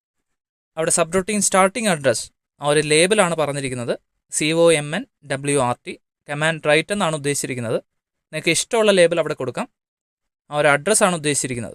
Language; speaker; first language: Malayalam; native; Malayalam